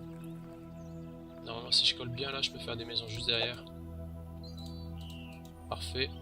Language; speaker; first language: French; native; French